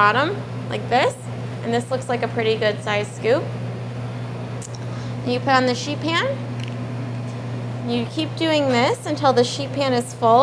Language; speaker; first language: English; native; English